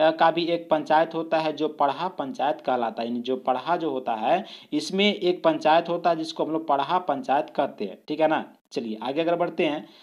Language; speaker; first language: Hindi; native; Hindi